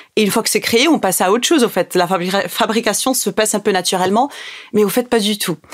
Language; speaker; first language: French; non-native, local second language; Arabic